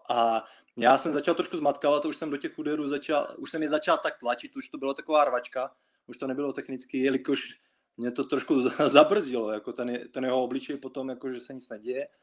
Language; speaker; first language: Czech; early bilingual, other home language; Russian